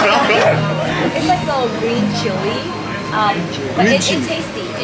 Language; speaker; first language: English; non-native, fluent; Vietnamese